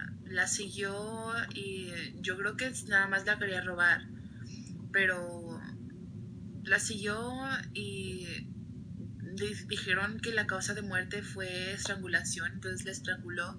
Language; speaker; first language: Spanish; early bilingual, other home language; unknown